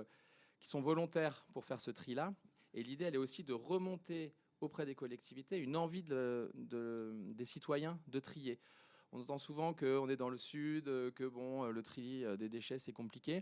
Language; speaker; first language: French; native; French